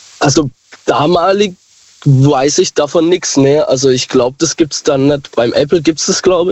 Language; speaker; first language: German; native; German